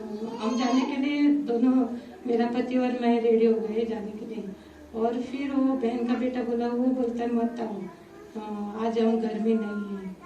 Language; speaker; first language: Hindi; non-native, local second language; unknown